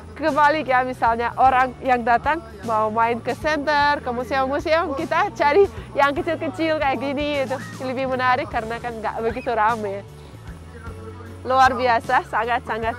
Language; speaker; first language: Indonesian; non-native, fluent; Russian